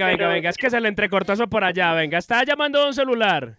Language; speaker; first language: Spanish; native; Spanish